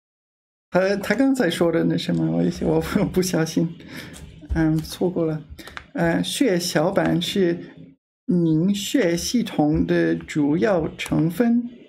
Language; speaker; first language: Chinese; non-native, learner; English